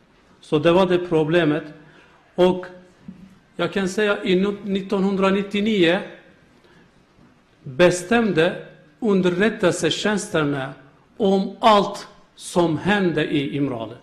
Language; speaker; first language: Swedish; non-native, learner; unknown